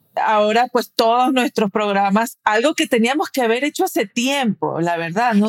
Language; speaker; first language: Spanish; early bilingual, heritage; Spanish